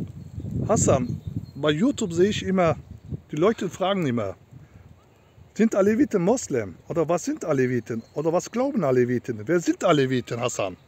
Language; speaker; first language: German; non-native, learner; Turkish